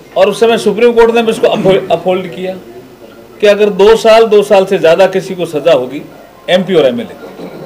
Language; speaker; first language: Hindi; native; Hindi